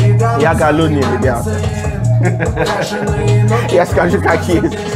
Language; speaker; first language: Russian; non-native, learner; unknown